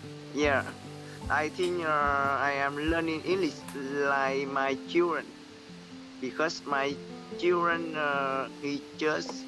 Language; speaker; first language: English; non-native, learner; Vietnamese